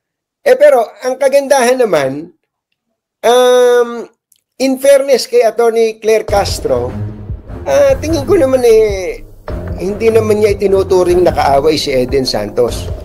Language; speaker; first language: Filipino; native; Filipino